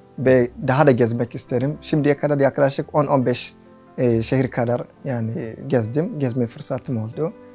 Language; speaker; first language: Turkish; non-native, fluent; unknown